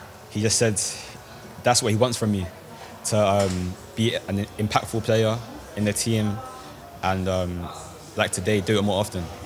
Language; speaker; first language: English; native; English